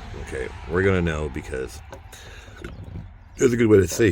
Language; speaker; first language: English; native; English